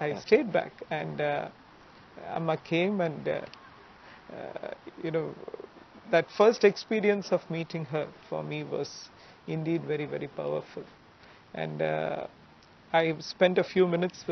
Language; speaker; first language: English; non-native, local second language; Malayalam